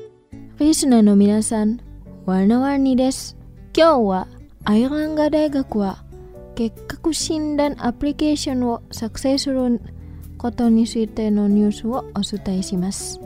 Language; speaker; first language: Japanese; non-native, fluent; Indonesian